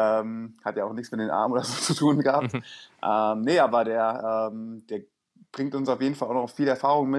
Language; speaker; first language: German; native; German